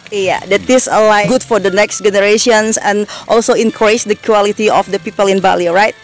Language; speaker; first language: English; non-native, learner; Indonesian